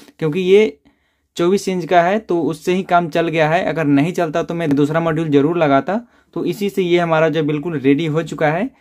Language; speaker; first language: Hindi; native; Hindi